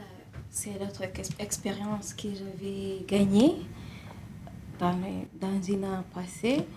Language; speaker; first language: French; non-native, learner; Kinyarwanda